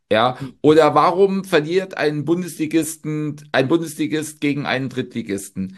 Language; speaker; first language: German; native; German